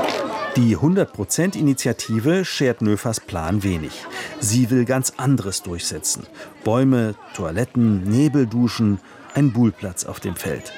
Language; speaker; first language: German; native; German